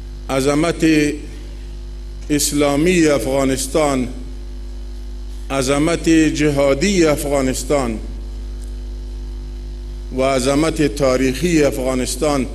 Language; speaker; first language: Persian; non-native, local second language; Pashto